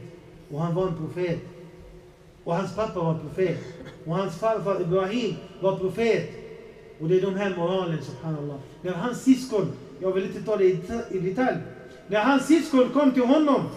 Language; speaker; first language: Swedish; non-native, fluent; Arabic